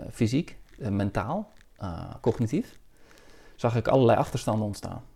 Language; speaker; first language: Dutch; native; Dutch